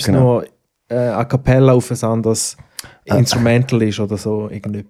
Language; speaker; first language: German; native; German